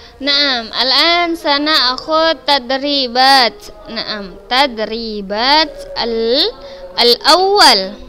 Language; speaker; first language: Arabic; non-native, fluent; Indonesian